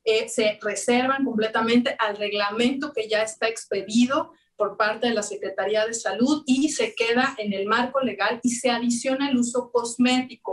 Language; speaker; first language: Spanish; native; Spanish